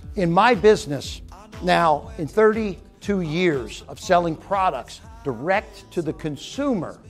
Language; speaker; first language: English; native; English